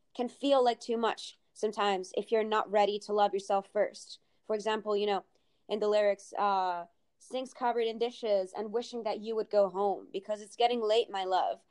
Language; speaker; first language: English; early bilingual, other home language; Italian